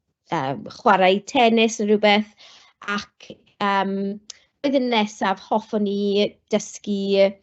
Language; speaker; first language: Welsh; non-native, local second language; English